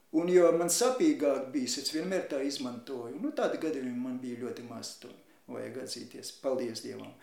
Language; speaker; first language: Latvian; non-native, local second language; Russian